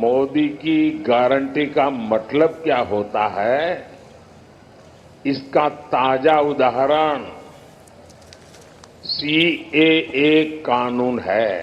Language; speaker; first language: Hindi; native; Hindi